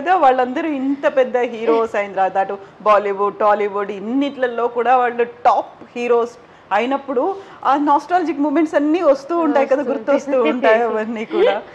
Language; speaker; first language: Telugu; native; Telugu